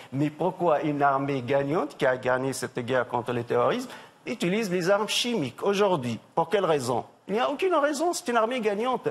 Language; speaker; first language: French; non-native, local second language; Arabic